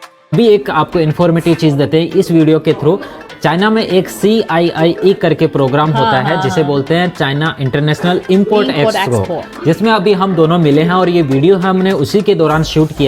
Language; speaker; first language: Hindi; native; Hindi